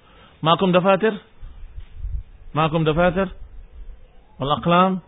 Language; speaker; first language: Arabic; non-native, fluent; Indonesian